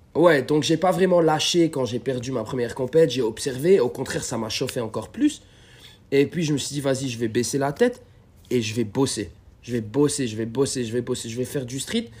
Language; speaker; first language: French; non-native, local second language; Arabic